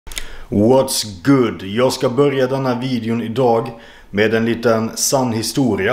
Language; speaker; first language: Swedish; native; Swedish